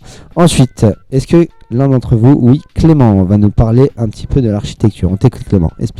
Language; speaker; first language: French; native; French